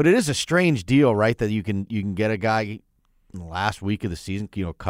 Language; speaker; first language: English; native; English